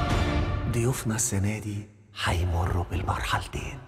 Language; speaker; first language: Arabic; native; Arabic